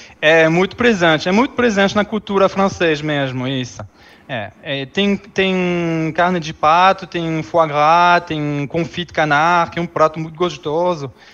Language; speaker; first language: Portuguese; non-native, fluent; French